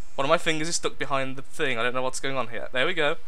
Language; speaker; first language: English; native; English